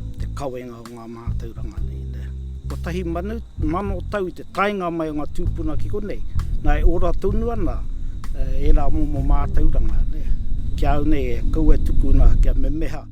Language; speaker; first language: Māori; native; Māori